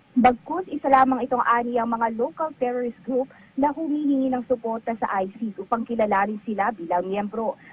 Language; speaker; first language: Filipino; native; Filipino